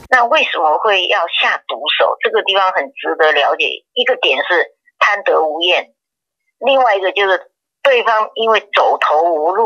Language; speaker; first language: Chinese; native; Chinese